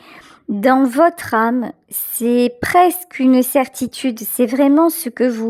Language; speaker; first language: French; native; French